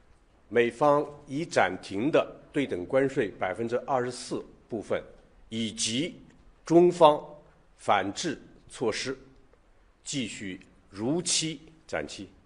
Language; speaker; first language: Chinese; native; Chinese